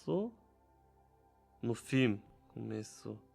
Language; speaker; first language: Portuguese; non-native, learner; German